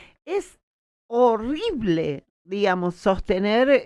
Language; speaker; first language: Spanish; native; Spanish